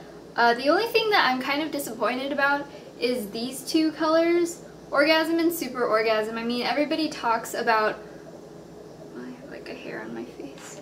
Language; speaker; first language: English; native; English